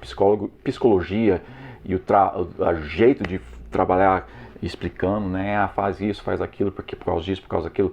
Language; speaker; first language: Portuguese; non-native, fluent; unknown